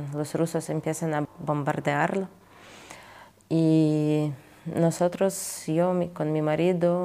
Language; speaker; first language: Spanish; non-native, fluent; Ukrainian